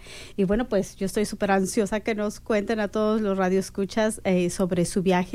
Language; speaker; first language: Spanish; native; Spanish